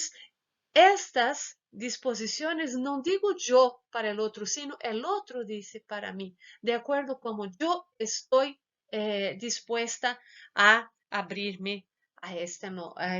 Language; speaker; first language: Spanish; non-native, fluent; Portuguese